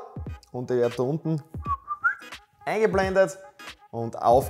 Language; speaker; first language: German; native; German